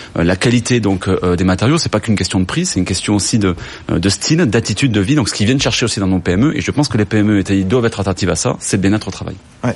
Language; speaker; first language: French; native; French